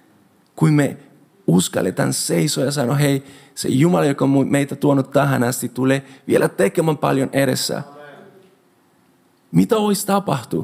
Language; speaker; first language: Finnish; non-native, fluent; Spanish